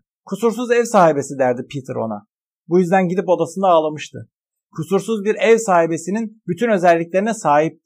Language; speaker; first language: Turkish; native; Turkish